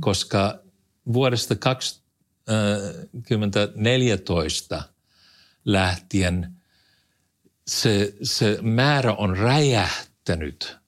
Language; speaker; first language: Finnish; non-native, fluent; English